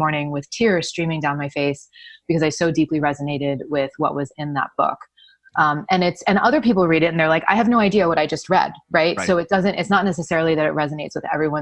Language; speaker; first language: English; native; English